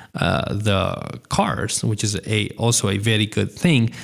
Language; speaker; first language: English; non-native, fluent; Italian